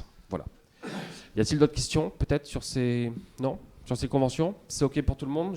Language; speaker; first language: French; native; French